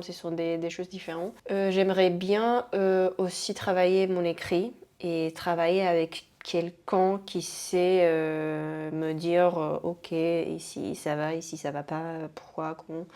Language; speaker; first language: French; non-native, fluent; Spanish